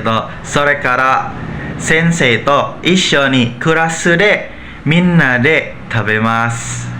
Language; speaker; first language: Japanese; non-native, learner; Indonesian